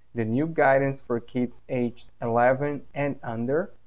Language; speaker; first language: English; non-native, fluent; Portuguese